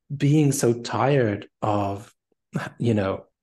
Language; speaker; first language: English; non-native, fluent; German